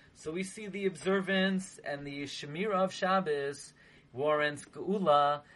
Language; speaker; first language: English; native; English